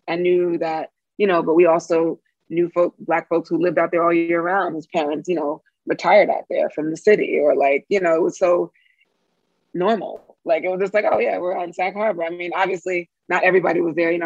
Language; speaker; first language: English; native; English